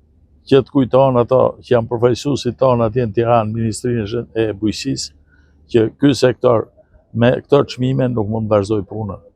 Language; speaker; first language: Albanian; native; Albanian